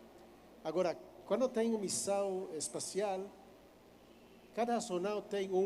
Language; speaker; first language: Portuguese; non-native, fluent; Hebrew